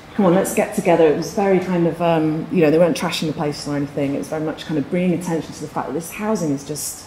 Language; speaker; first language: English; native; English